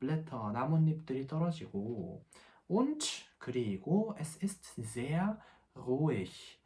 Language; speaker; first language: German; non-native, fluent; Korean